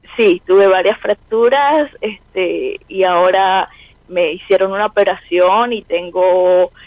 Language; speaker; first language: Spanish; native; Spanish